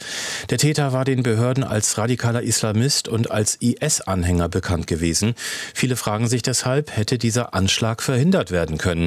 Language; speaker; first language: German; native; German